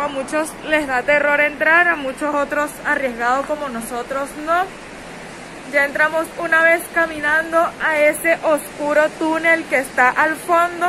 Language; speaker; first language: Spanish; native; Spanish